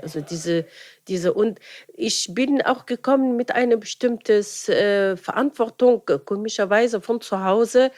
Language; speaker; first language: German; non-native, fluent; Arabic